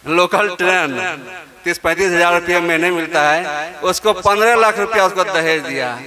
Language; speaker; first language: Hindi; native; Hindi